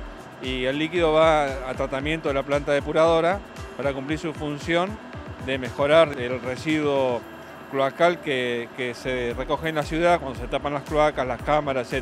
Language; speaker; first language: Spanish; native; Spanish